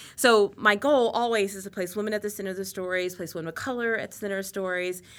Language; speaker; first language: English; native; English